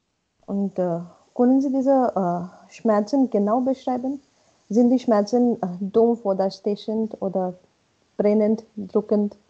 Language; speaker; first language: German; non-native, learner; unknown